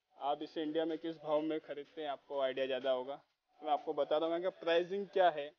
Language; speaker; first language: Hindi; native; Hindi